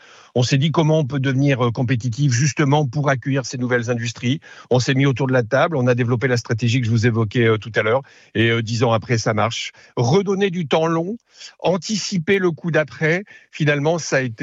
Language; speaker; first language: French; native; French